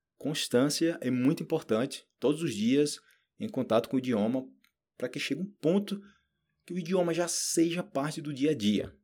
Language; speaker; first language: Portuguese; native; Portuguese